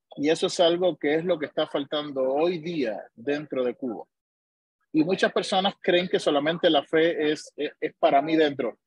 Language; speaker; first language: Spanish; native; Spanish